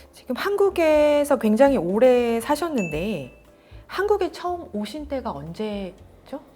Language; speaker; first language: Korean; native; Korean